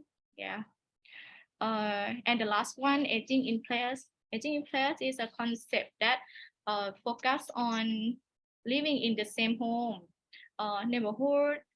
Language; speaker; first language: English; non-native, learner; Thai